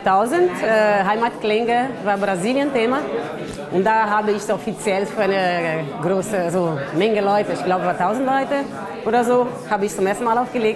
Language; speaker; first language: German; non-native, fluent; Portuguese